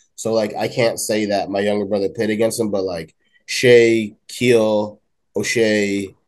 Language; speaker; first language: English; native; English